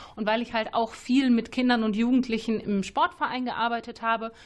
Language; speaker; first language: German; native; German